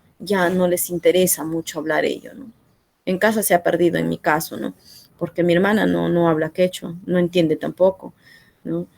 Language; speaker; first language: Spanish; non-native, local second language; Quechua